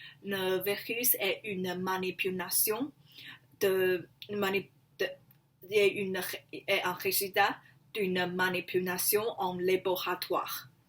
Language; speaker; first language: French; non-native, learner; Chinese